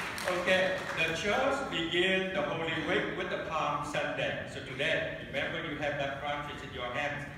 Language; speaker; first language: English; non-native, fluent; Vietnamese